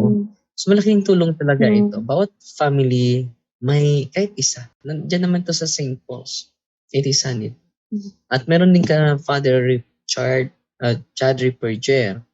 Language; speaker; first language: Filipino; non-native, local second language; Cebuano